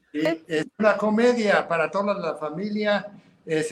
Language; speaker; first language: Spanish; non-native, fluent; English